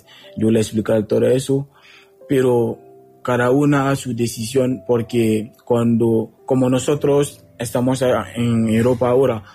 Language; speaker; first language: Spanish; non-native, learner; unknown